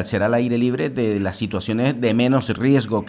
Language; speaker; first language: Spanish; native; Spanish